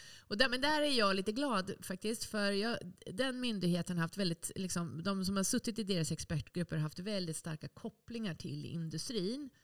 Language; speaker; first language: Swedish; native; Swedish